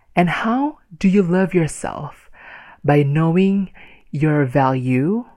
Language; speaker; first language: English; non-native, fluent; Indonesian